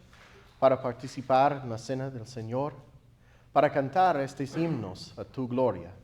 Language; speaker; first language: Spanish; non-native, fluent; English